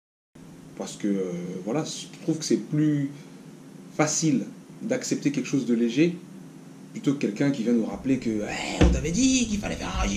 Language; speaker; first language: French; native; French